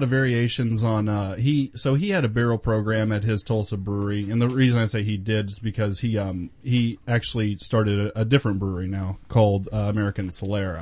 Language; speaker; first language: English; native; English